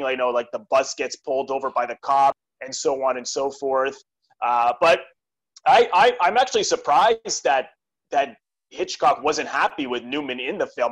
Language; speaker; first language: English; native; English